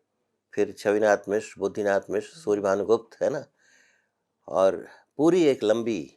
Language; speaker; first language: Hindi; native; Hindi